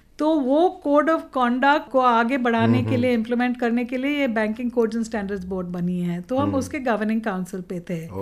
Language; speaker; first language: Hindi; non-native, local second language; Telugu